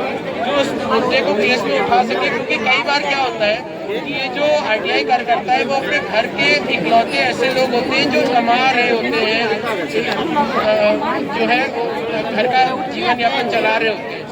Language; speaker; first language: Hindi; native; Hindi